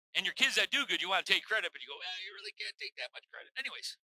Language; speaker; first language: English; native; English